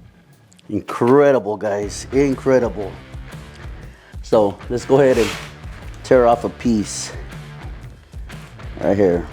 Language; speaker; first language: English; native; English